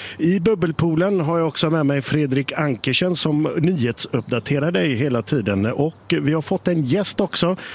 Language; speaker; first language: Swedish; native; Swedish